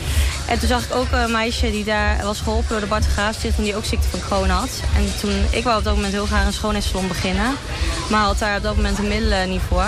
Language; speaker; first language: Dutch; native; Dutch